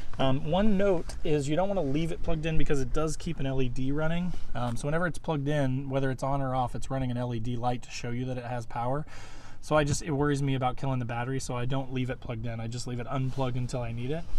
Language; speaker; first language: English; native; English